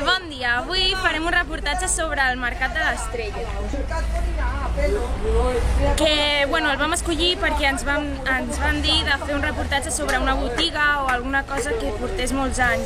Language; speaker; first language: Catalan; native; Catalan